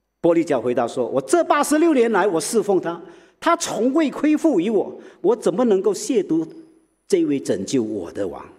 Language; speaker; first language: Chinese; early bilingual, heritage; Chinese